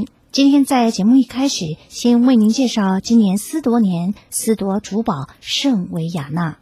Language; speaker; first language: Chinese; native; Chinese